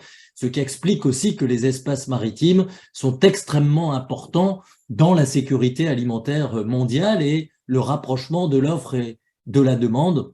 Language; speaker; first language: French; native; French